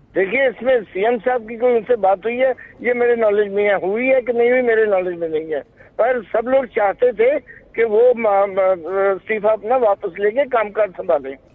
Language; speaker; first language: Hindi; non-native, local second language; Punjabi